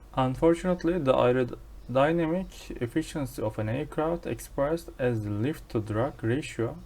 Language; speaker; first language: English; non-native, fluent; Turkish